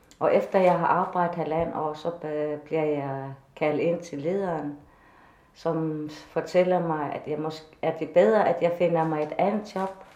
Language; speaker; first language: Danish; non-native, local second language; Kalaallisut